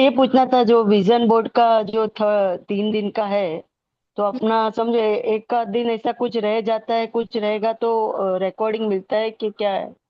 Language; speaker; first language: Hindi; non-native, local second language; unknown